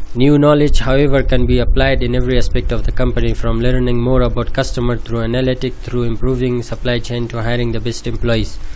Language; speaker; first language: English; non-native, fluent; Persian